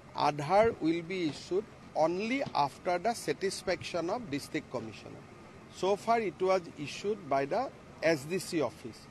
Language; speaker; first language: English; non-native, local second language; Assamese